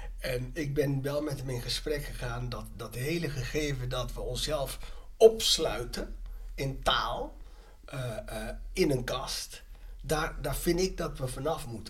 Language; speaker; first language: Dutch; native; Dutch